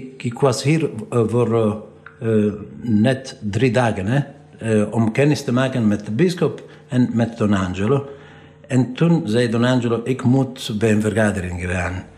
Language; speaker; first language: Dutch; non-native, fluent; Italian